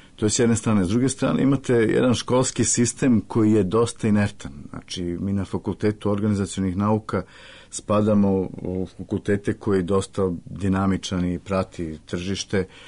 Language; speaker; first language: Serbian; native; Serbian